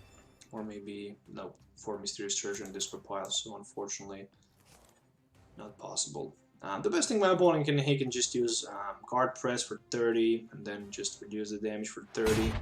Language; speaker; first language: English; non-native, fluent; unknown